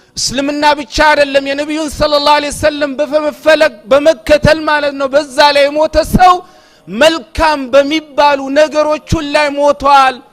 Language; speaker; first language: Amharic; non-native, local second language; Oromo